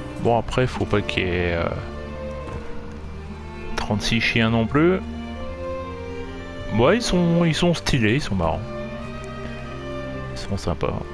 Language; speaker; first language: French; native; French